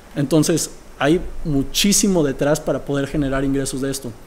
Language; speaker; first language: Spanish; early bilingual, heritage; Spanish